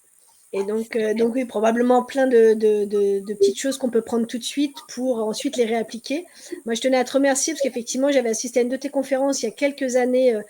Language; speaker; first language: French; native; French